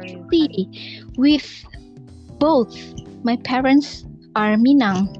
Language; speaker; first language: English; non-native, learner; Indonesian